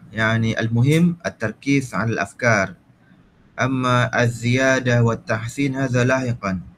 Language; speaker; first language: Arabic; non-native, fluent; Malay